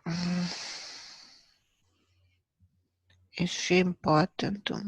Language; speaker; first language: English; non-native, fluent; German